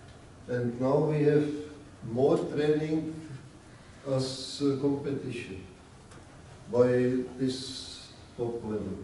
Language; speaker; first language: English; non-native, learner; Czech